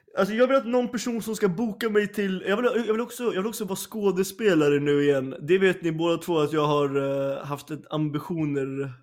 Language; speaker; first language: Swedish; native; Swedish